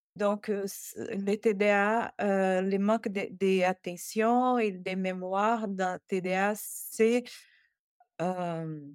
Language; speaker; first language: French; non-native, fluent; Portuguese